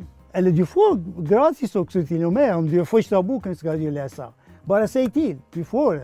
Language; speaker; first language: Swedish; non-native, fluent; Persian